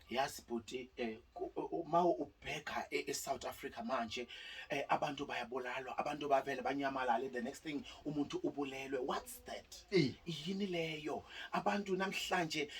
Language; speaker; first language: Zulu; non-native, local second language; Northern Sotho